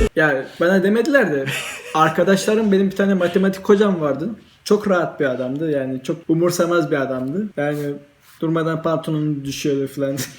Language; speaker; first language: Turkish; early bilingual, heritage; Turkish